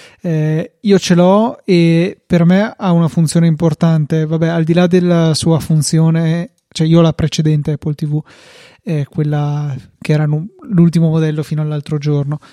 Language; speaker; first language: Italian; native; Italian